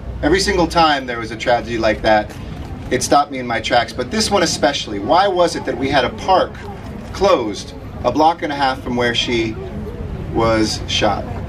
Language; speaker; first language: English; early bilingual, other home language; Spanish